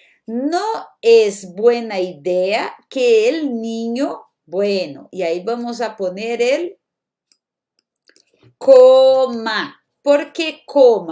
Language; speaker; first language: Spanish; non-native, fluent; Portuguese